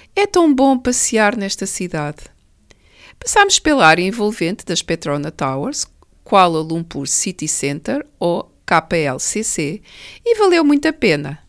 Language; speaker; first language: Portuguese; native; Portuguese